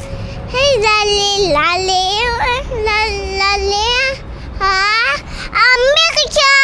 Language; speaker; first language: French; early bilingual, other home language; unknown